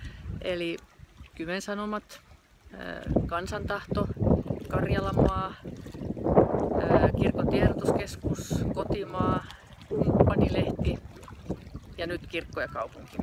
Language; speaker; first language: Finnish; native; Finnish